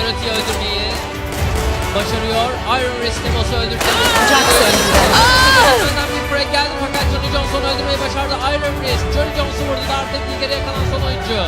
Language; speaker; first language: Turkish; native; Turkish